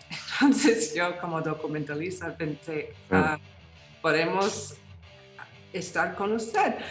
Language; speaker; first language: Spanish; non-native, fluent; English